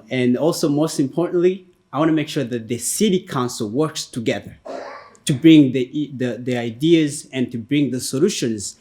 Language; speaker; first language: English; non-native, fluent; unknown